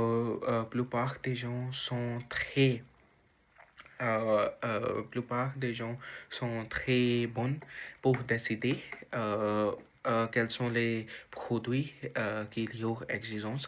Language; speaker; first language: French; non-native, learner; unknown